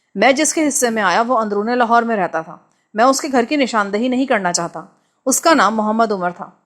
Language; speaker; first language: Urdu; native; Urdu